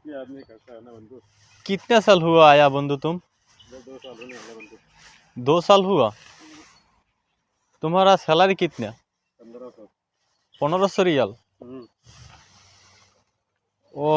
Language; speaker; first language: Hindi; non-native, learner; Bangla